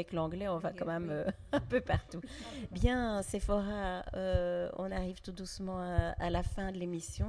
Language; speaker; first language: French; native; French